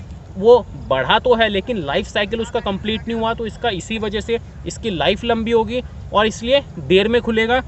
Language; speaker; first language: Hindi; native; Hindi